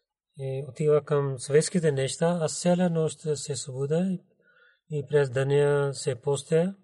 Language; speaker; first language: Bulgarian; non-native, learner; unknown